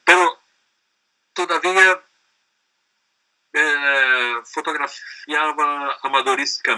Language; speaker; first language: Spanish; non-native, learner; Portuguese